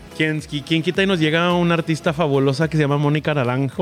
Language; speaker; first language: Spanish; native; Spanish